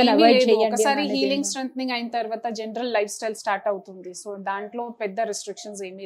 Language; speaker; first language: Telugu; non-native, fluent; Hindi